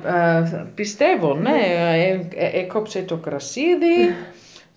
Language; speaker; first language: Greek; non-native, learner; German